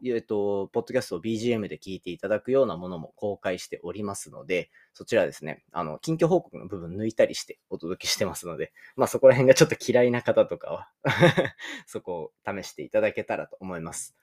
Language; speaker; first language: Japanese; native; Japanese